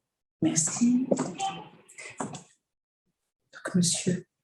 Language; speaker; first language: French; native; French